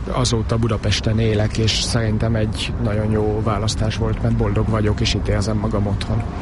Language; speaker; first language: Hungarian; early bilingual, heritage; Hungarian